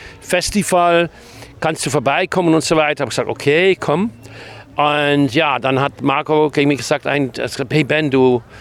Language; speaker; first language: German; non-native, fluent; Dutch